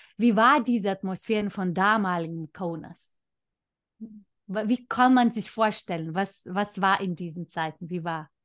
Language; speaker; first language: German; non-native, fluent; Lithuanian